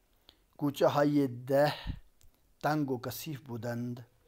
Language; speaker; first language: Persian; non-native, local second language; Urdu